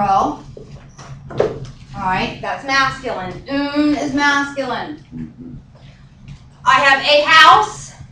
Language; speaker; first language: English; native; English